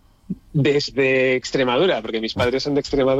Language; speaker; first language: Spanish; native; Spanish